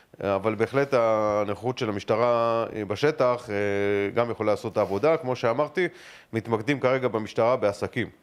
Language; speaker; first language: Hebrew; native; Hebrew